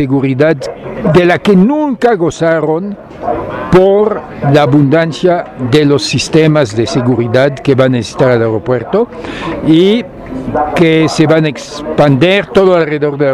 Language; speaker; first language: Spanish; non-native, fluent; French